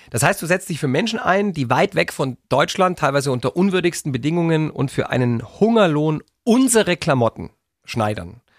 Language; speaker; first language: German; native; German